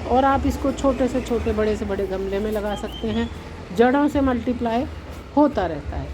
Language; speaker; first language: Hindi; native; Hindi